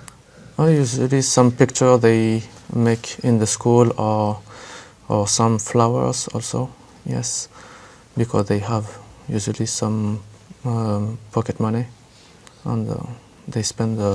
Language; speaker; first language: English; non-native, learner; French